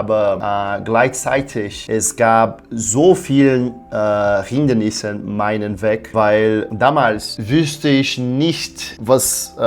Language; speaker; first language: German; non-native, learner; Portuguese